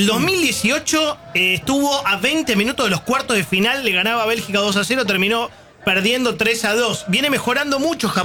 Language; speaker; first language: Spanish; native; Spanish